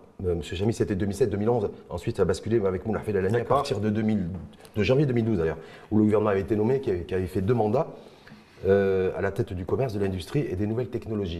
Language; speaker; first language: French; non-native, local second language; Arabic